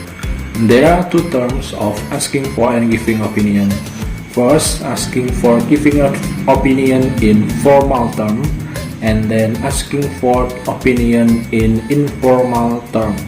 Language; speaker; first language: English; non-native, fluent; Indonesian